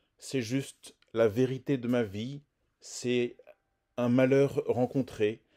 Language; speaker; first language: French; native; French